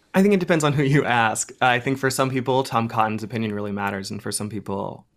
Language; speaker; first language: English; native; English